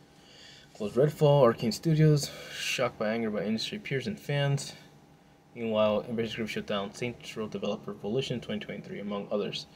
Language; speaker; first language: English; native; English